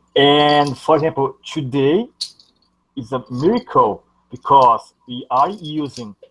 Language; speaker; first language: English; non-native, learner; Portuguese